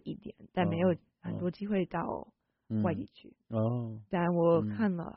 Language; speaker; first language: Chinese; non-native, fluent; English